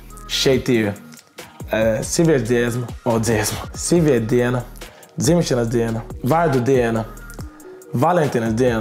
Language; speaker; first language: Latvian; non-native, learner; Portuguese